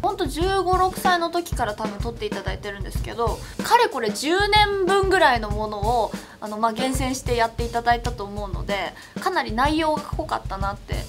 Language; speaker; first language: Japanese; native; Japanese